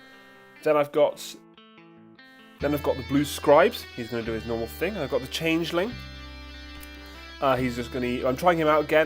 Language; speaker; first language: English; native; English